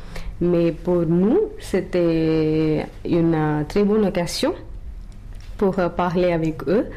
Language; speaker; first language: French; non-native, learner; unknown